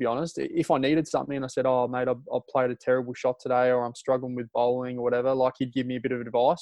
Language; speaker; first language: English; native; English